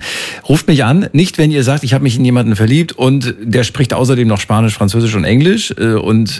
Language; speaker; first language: German; native; German